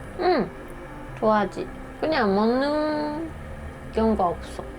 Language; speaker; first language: Korean; non-native, learner; Japanese